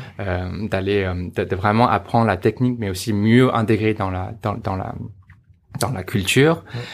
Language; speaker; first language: French; non-native, fluent; Chinese